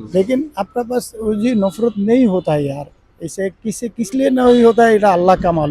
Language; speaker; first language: Hindi; non-native, learner; Bangla